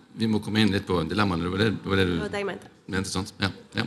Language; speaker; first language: Norwegian; native; Norwegian